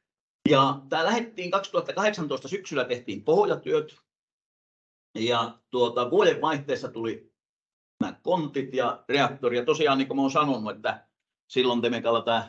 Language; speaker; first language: Finnish; native; Finnish